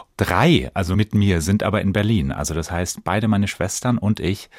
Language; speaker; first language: German; native; German